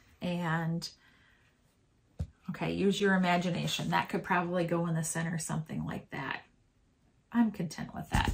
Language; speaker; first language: English; native; English